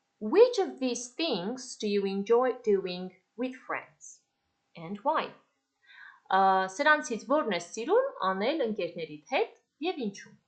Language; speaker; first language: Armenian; native; Armenian